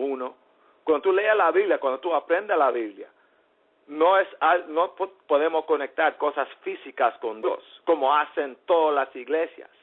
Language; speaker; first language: Spanish; early bilingual, heritage; English